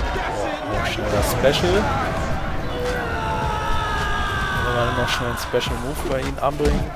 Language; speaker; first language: German; native; German